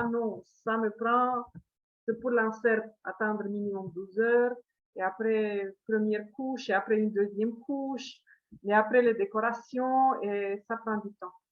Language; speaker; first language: French; non-native, fluent; Romanian